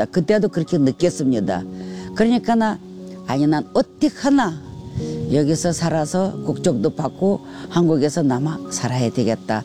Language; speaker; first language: Korean; non-native, fluent; Russian